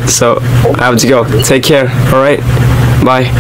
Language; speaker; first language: English; non-native, local second language; Filipino